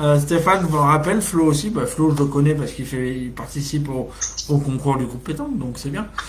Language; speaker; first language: French; native; French